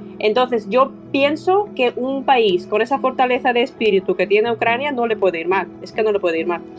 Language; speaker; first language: Spanish; non-native, fluent; Ukrainian